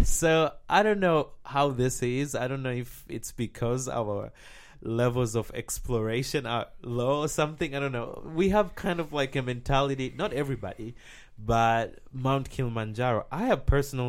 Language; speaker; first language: English; non-native, local second language; Swahili